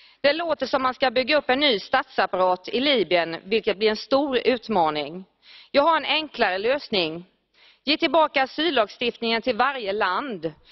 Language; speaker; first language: Swedish; native; Swedish